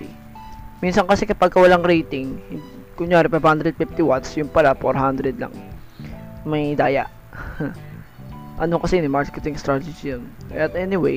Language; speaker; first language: English; non-native, local second language; Filipino